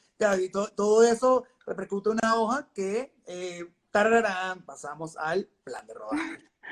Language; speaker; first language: Spanish; native; Spanish